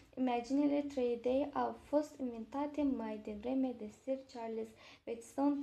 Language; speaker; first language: Romanian; non-native, learner; Azerbaijani